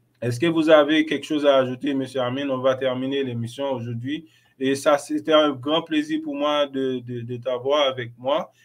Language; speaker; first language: French; non-native, local second language; Haitian Creole